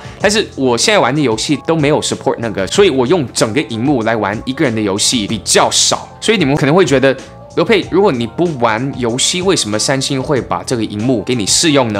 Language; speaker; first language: Chinese; early bilingual, heritage; English